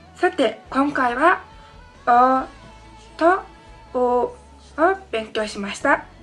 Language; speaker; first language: Japanese; non-native, fluent; Mongolian